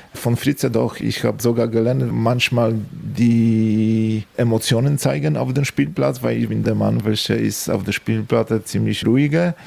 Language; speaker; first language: German; non-native, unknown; Polish